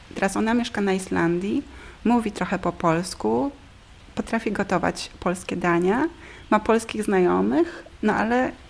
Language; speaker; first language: Polish; native; Polish